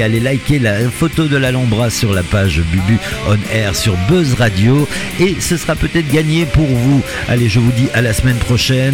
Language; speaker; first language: French; native; French